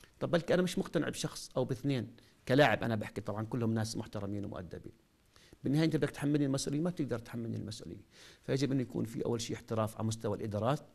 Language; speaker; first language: Arabic; native; Arabic